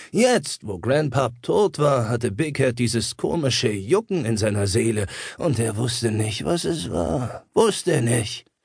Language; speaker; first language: German; native; German